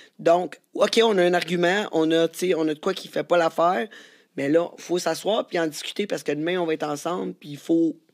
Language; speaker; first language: French; native; French